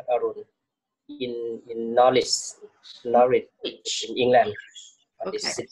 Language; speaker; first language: English; non-native, learner; Thai